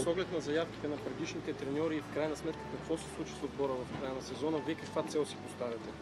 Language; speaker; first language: Bulgarian; native; Bulgarian